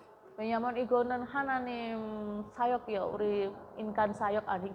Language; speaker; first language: Korean; non-native, learner; Indonesian